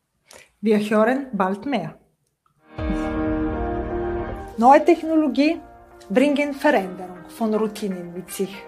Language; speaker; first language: German; non-native, fluent; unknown